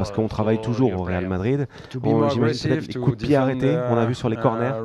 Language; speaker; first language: French; native; French